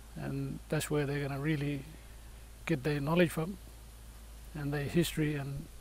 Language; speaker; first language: English; native; English